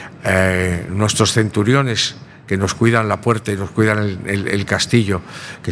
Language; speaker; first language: Spanish; native; Spanish